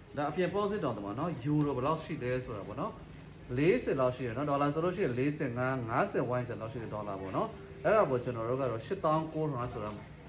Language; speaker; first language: Burmese; native; Burmese